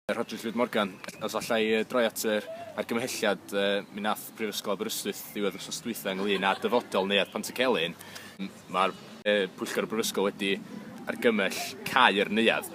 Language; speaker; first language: Welsh; native; Welsh